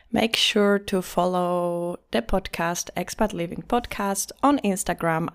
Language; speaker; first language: English; non-native, fluent; Polish